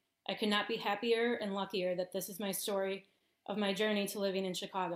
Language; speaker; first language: English; native; English